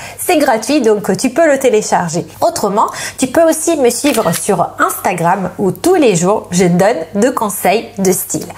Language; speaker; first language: French; non-native, fluent; Italian